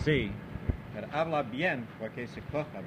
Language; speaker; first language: Spanish; non-native, learner; English